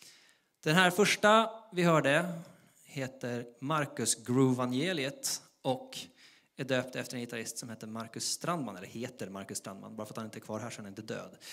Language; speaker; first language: Swedish; native; Swedish